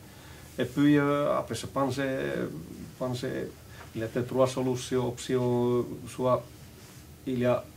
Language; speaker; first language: French; non-native, learner; Finnish